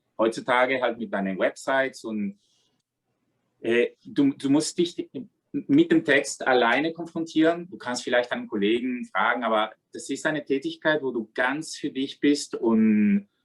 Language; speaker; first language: German; non-native, fluent; Spanish